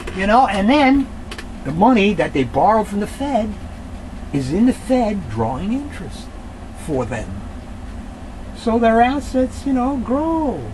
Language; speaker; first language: English; native; English